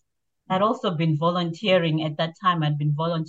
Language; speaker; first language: English; non-native, local second language; Shona